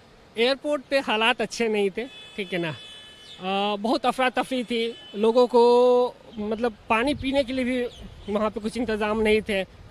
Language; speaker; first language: Hindi; native; Hindi